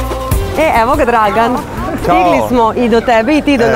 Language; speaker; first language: Serbian; native; Serbian